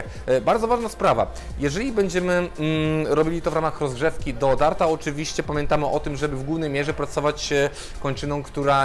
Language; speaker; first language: Polish; native; Polish